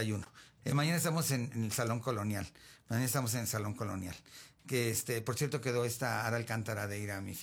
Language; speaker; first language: Spanish; native; Spanish